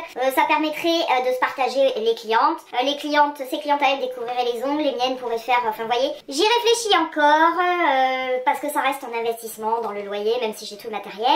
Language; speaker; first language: French; native; French